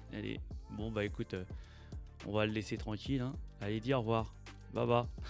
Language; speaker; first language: French; native; French